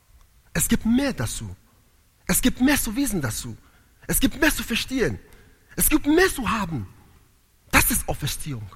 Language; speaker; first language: German; non-native, learner; Italian